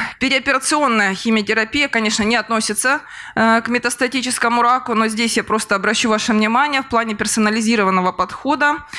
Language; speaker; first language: Russian; native; Russian